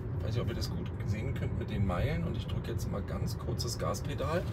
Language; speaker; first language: German; native; German